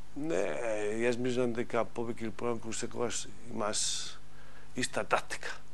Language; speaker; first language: Macedonian; non-native, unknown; Spanish